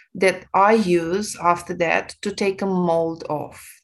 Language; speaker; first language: English; non-native, fluent; Romanian